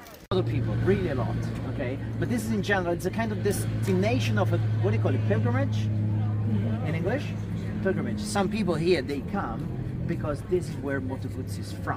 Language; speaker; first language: English; non-native, fluent; Italian